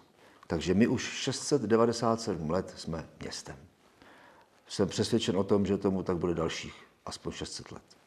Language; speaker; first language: Czech; native; Czech